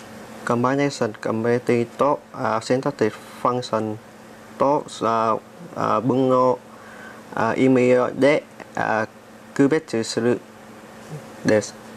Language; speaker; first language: Japanese; non-native, learner; Vietnamese